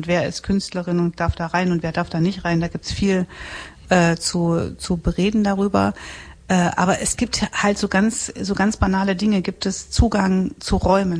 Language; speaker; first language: German; native; German